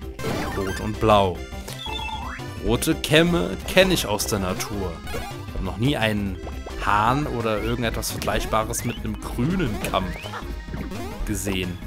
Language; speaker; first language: German; native; German